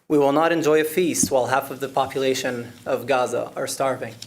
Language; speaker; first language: English; non-native, fluent; Arabic